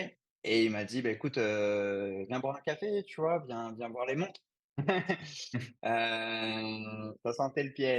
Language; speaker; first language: French; native; French